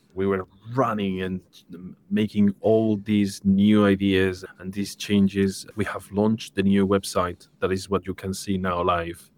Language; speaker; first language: English; non-native, fluent; Spanish